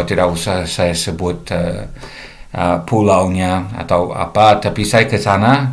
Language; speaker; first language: Indonesian; non-native, fluent; English